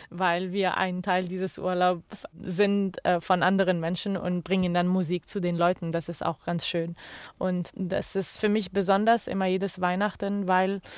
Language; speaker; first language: German; non-native, fluent; Arabic